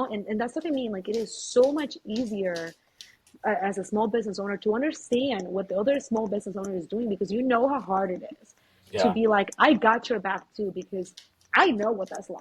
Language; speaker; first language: English; early bilingual, other home language; Spanish